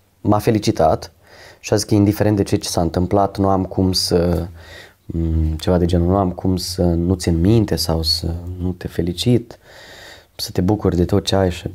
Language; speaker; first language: Romanian; native; Romanian